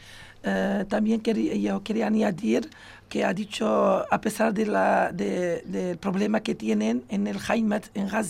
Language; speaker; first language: Spanish; non-native, fluent; Arabic